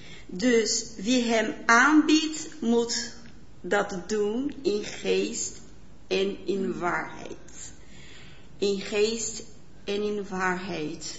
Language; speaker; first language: Dutch; non-native, fluent; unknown